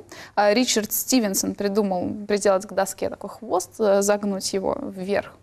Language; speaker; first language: Russian; native; Russian